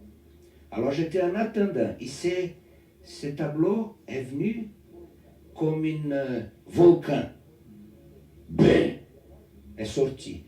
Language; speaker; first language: French; non-native, learner; Portuguese